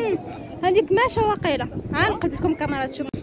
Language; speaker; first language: Arabic; native; Arabic